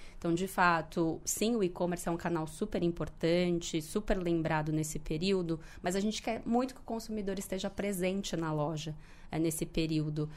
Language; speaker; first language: Portuguese; native; Portuguese